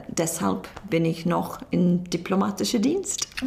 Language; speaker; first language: German; non-native, learner; English